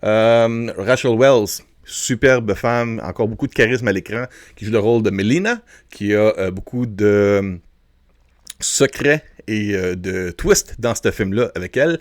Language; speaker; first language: French; native; French